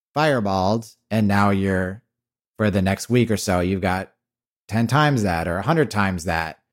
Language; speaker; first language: English; native; English